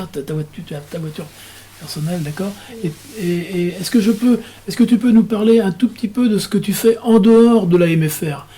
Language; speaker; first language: French; native; French